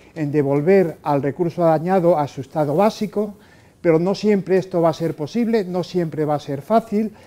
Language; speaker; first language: Spanish; native; Spanish